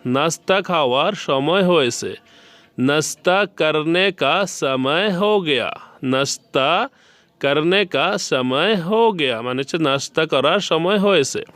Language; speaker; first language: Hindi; non-native, learner; Bangla